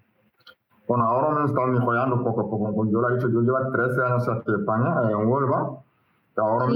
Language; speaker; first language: Spanish; non-native, learner; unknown